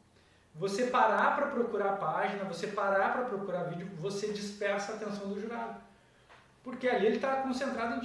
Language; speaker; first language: Portuguese; native; Portuguese